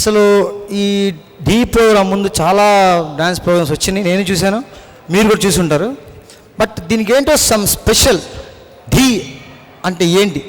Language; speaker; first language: Telugu; native; Telugu